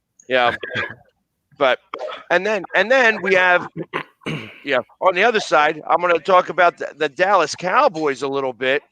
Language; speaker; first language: English; native; English